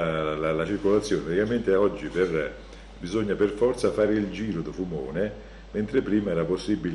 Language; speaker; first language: Italian; native; Italian